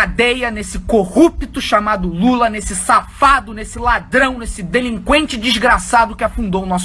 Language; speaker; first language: Portuguese; native; Portuguese